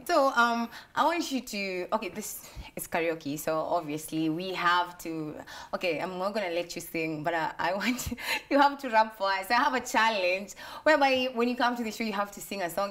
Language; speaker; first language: English; non-native, local second language; Swahili